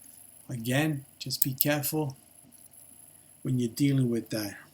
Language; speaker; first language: English; native; English